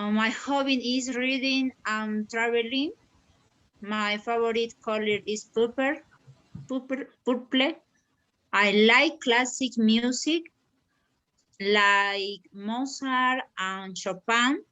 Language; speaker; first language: English; non-native, learner; Spanish